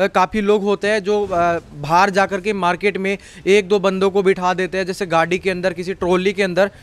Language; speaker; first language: Hindi; native; Hindi